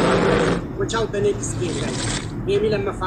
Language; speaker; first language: English; non-native, learner; Oromo